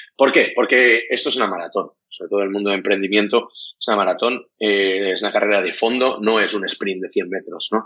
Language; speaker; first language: Spanish; non-native, local second language; Catalan